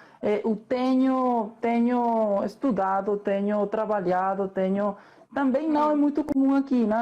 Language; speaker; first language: Portuguese; non-native, fluent; Spanish